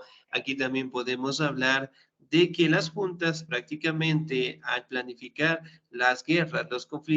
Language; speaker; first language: Spanish; native; Spanish